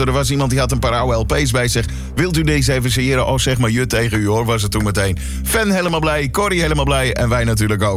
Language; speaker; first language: Dutch; native; Dutch